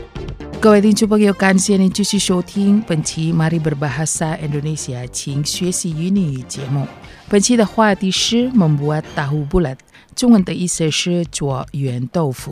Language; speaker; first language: Chinese; non-native, fluent; Indonesian